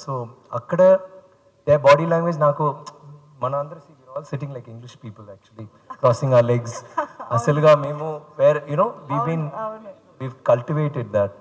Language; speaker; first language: Telugu; non-native, fluent; Tamil